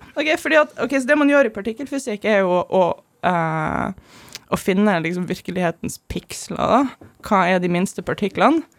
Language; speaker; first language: Norwegian; early bilingual, other home language; German